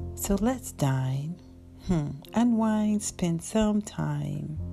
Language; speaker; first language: English; native; English